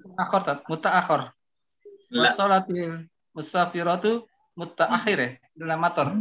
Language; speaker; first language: Arabic; non-native, learner; Indonesian